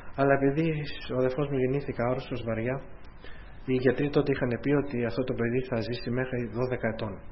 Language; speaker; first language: Greek; early bilingual, heritage; Greek